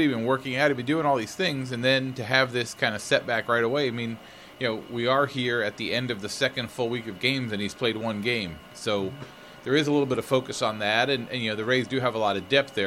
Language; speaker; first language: English; native; English